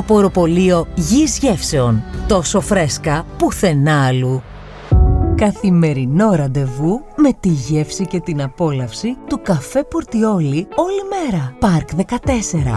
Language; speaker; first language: Greek; native; Greek